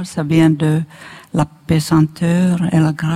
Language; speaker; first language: French; non-native, fluent; Finnish